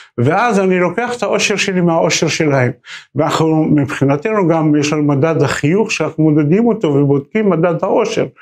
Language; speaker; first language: Hebrew; non-native, local second language; Arabic